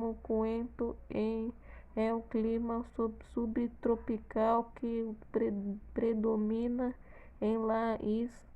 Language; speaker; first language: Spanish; non-native, learner; Portuguese